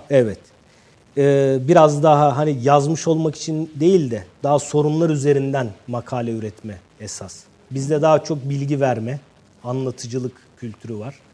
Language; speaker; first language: Turkish; native; Turkish